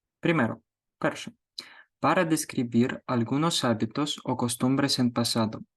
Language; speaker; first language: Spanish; non-native, fluent; Ukrainian